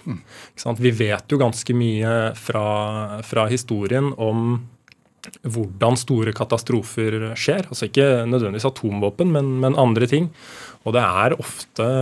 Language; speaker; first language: Norwegian; native; Norwegian